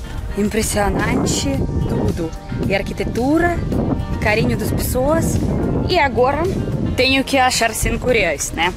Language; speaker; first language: Portuguese; non-native, fluent; Russian